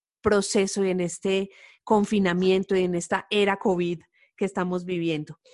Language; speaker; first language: Spanish; native; Spanish